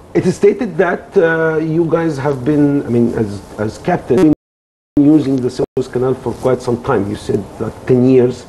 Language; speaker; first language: English; non-native, fluent; Arabic